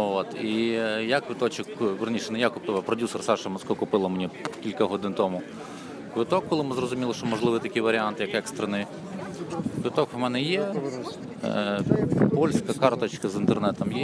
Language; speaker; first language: Ukrainian; native; Ukrainian